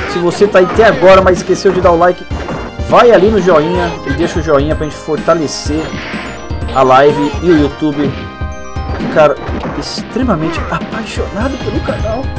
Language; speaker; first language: Portuguese; native; Portuguese